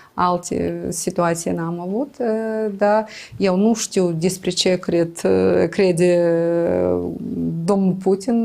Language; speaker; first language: Romanian; non-native, local second language; Gagauz